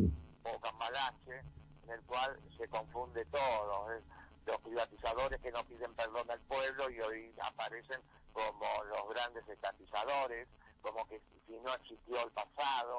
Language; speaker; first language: Spanish; native; Spanish